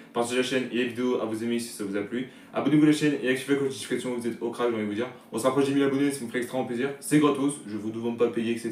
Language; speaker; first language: French; native; French